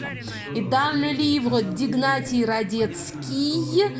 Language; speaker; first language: French; non-native, fluent; Russian